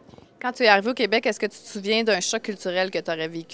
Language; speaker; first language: French; native; French